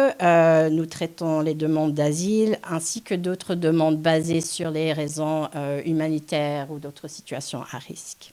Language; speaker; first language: French; non-native, local second language; English